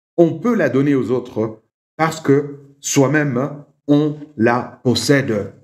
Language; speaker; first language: French; non-native, local second language; Swahili